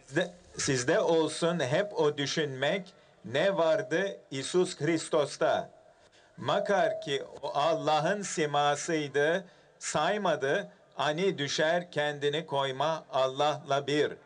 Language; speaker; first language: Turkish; early bilingual, heritage; Turkish